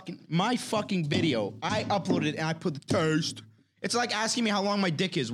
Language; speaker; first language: English; native; English